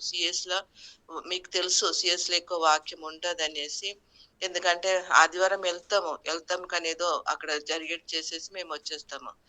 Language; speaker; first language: Telugu; non-native, local second language; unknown